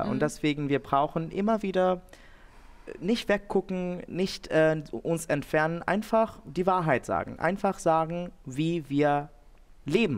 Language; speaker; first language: German; non-native, fluent; Bangla